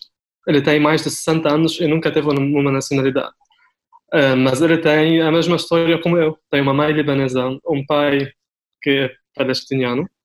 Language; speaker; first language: Portuguese; non-native, fluent; Arabic